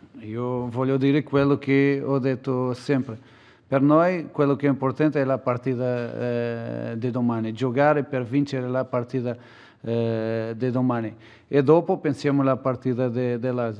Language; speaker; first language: Italian; non-native, fluent; Portuguese